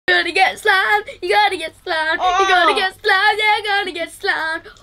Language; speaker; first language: English; native; English